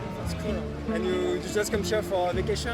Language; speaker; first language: English; non-native, fluent; French